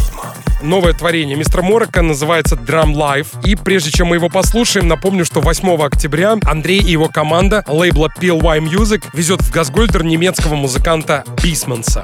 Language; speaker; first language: Russian; native; Russian